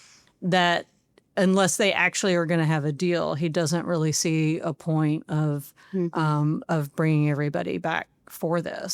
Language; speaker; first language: English; native; English